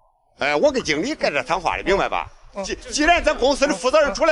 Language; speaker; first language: Chinese; native; Chinese